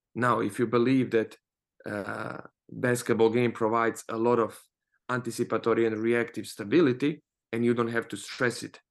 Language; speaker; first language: English; non-native, fluent; Croatian